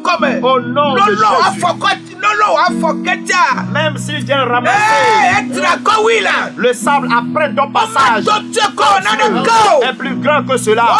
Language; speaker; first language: French; non-native, local second language; Ewe